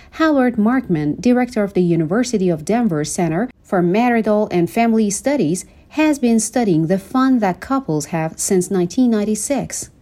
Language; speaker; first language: English; non-native, fluent; Persian